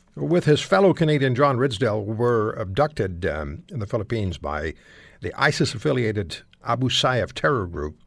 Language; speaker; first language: English; native; English